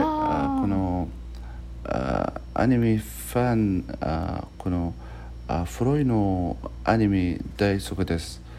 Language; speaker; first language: Japanese; non-native, learner; Arabic